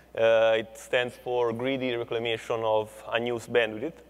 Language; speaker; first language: English; non-native, fluent; Italian